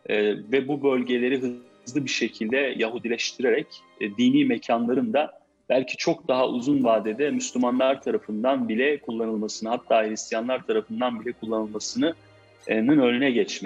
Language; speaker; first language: Turkish; native; Turkish